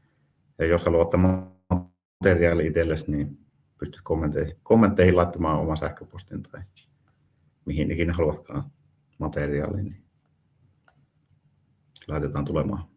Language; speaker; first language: Finnish; native; Finnish